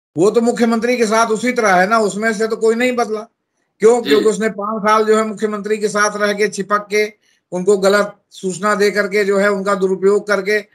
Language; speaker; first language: Hindi; native; Hindi